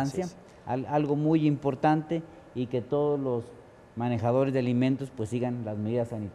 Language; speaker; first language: Spanish; native; Spanish